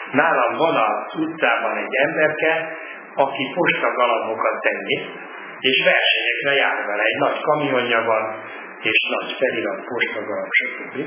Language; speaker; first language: Hungarian; native; Hungarian